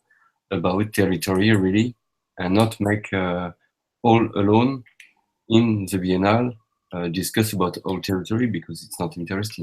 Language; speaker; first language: English; non-native, learner; French